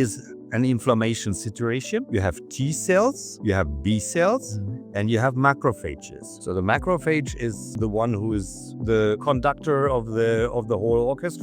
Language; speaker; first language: English; non-native, fluent; German